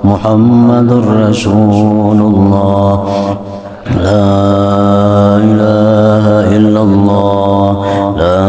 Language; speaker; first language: Indonesian; non-native, local second language; Banjar